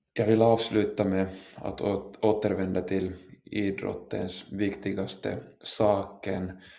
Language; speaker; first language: Swedish; non-native, local second language; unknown